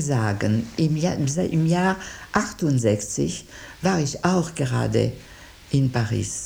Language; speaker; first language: German; non-native, local second language; French